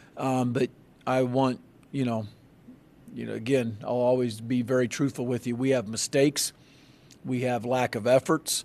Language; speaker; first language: English; native; English